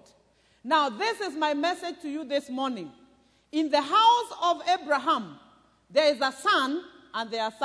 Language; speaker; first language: English; non-native, local second language; Kikuyu